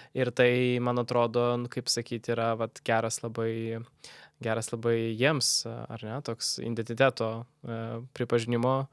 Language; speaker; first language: Lithuanian; non-native, local second language; Polish